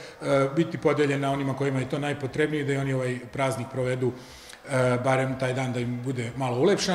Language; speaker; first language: Serbian; native; Serbian